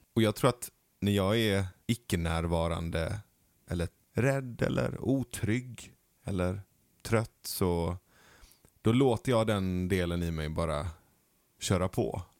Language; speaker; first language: Swedish; early bilingual, other home language; Persian